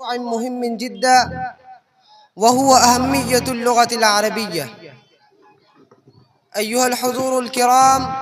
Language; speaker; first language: Arabic; non-native, fluent; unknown